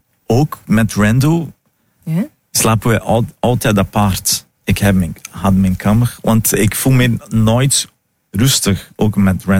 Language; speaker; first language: Dutch; non-native, fluent; Italian